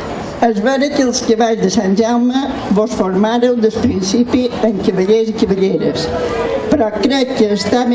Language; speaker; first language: Catalan; native; Catalan